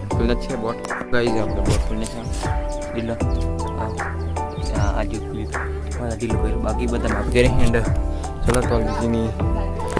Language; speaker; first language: Gujarati; native; Gujarati